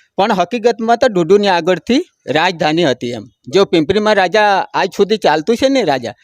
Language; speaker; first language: Gujarati; non-native, local second language; Kukna